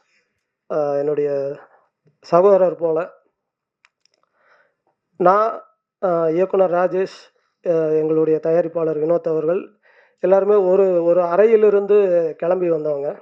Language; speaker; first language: Tamil; native; Tamil